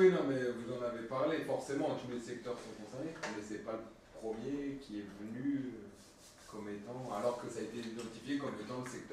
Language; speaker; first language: French; native; French